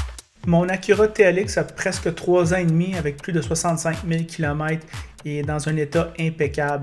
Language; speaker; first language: French; native; French